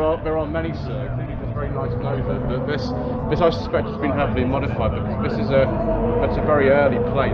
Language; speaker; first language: English; native; English